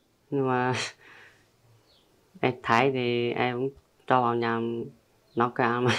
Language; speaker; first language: Vietnamese; non-native, local second language; Hmong